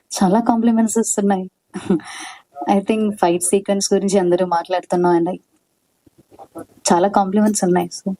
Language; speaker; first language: Telugu; non-native, learner; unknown